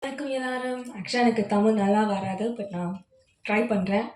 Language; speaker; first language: Tamil; early bilingual, heritage; Tamil